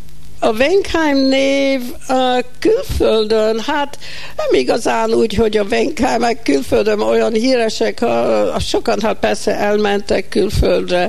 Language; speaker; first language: Hungarian; early bilingual, heritage; Hungarian